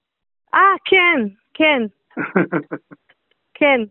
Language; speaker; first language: Hebrew; native; Hebrew